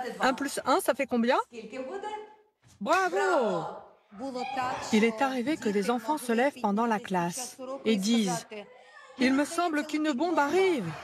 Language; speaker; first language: French; non-native, fluent; Romanian